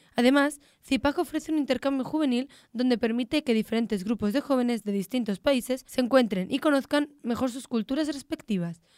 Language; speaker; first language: Spanish; native; Spanish